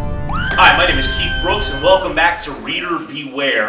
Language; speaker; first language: English; native; English